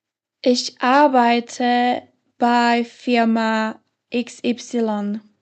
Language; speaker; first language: German; non-native, fluent; Slovak